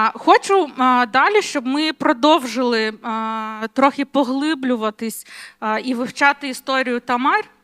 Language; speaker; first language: Ukrainian; non-native, local second language; Russian